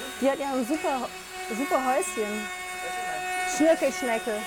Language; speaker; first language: German; native; German